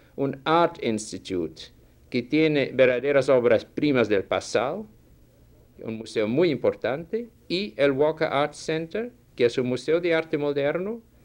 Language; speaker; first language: Spanish; non-native, fluent; Portuguese